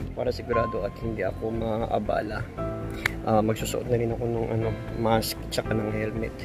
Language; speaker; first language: Filipino; native; Filipino